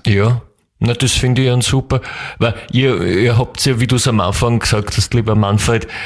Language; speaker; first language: German; native; German